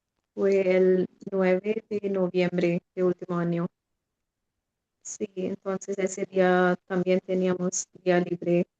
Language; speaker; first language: Spanish; non-native, fluent; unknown